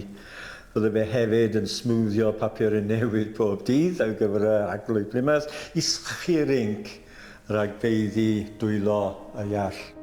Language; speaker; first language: Welsh; native; Welsh